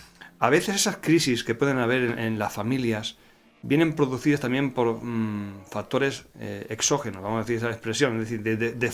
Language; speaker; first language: Spanish; native; Spanish